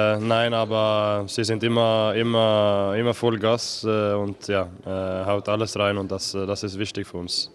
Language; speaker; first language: German; non-native, learner; Norwegian